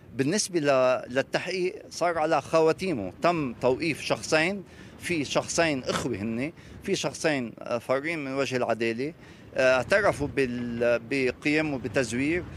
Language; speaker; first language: Arabic; native; Arabic